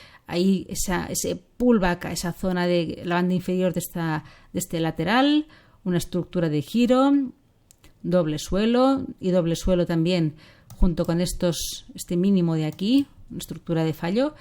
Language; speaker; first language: Spanish; native; Spanish